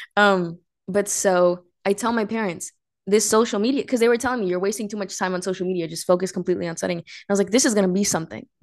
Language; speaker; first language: English; early bilingual, other home language; Spanish